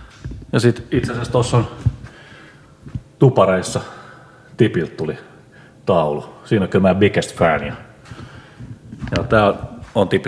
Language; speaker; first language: Finnish; native; Finnish